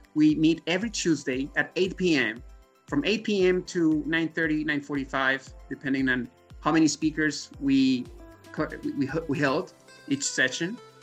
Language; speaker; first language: English; non-native, fluent; Spanish